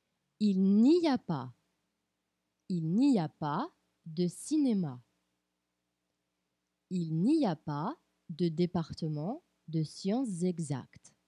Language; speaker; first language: French; non-native, fluent; Portuguese